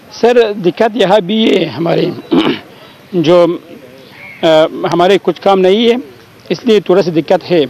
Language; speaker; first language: Hindi; non-native, learner; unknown